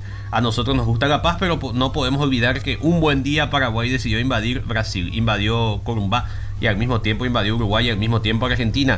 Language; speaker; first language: Spanish; native; Spanish